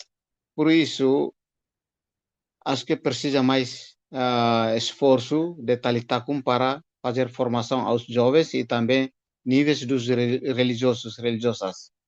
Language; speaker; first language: Portuguese; non-native, fluent; Tetum